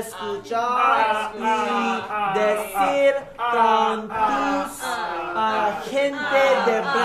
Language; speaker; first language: Spanish; non-native, learner; English